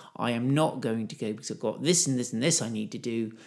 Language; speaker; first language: English; native; English